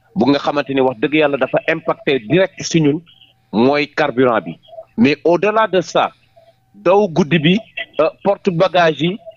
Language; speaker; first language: Wolof; non-native, local second language; Jola-Fonyi